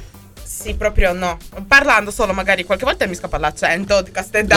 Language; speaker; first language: Italian; native; Italian